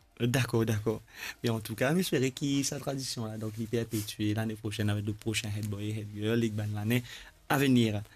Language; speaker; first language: French; non-native, local second language; Morisyen